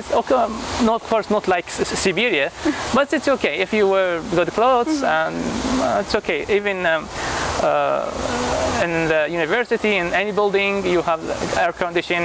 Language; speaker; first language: English; non-native, fluent; Arabic